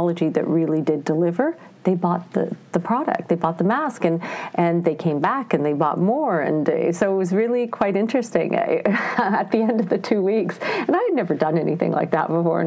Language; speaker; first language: English; native; English